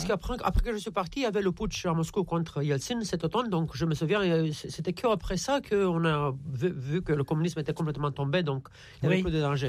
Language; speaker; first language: French; non-native, fluent; Romanian